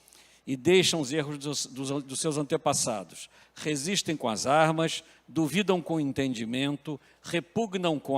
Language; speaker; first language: Portuguese; native; Portuguese